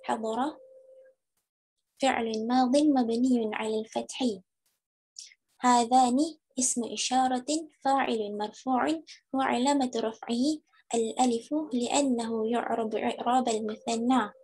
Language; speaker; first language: Arabic; non-native, learner; Malay